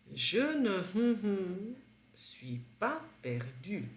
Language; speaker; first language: French; non-native, fluent; Czech